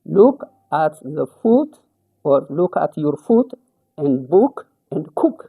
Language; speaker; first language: English; non-native, local second language; Amharic